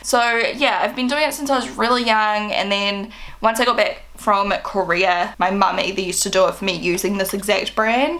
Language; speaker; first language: English; native; English